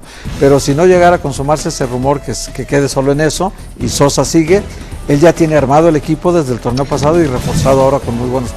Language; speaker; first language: Spanish; native; Spanish